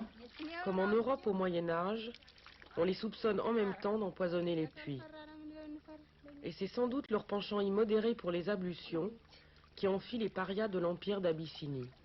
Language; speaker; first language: French; native; French